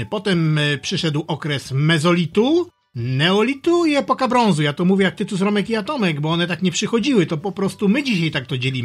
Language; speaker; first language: Polish; native; Polish